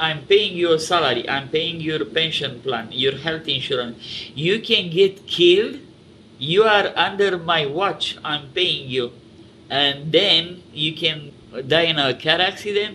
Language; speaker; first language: English; non-native, fluent; Romanian